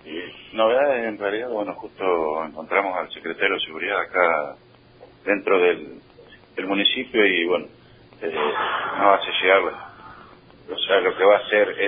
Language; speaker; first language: Spanish; native; Spanish